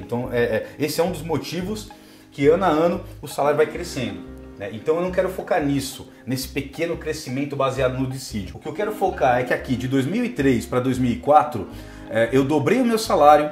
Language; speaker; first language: Portuguese; native; Portuguese